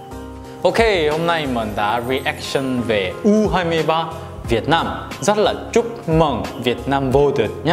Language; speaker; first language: Vietnamese; non-native, learner; Korean